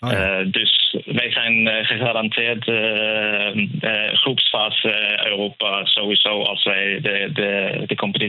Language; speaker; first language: Dutch; non-native, fluent; Norwegian